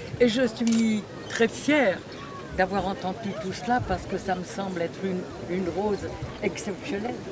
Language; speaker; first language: French; native; French